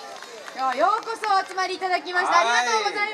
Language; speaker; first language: Japanese; native; Japanese